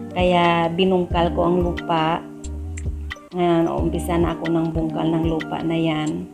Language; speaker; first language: Filipino; non-native, local second language; Hiligaynon